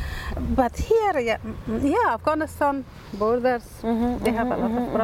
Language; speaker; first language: English; non-native, fluent; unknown